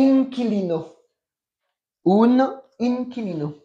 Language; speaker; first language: Spanish; non-native, fluent; French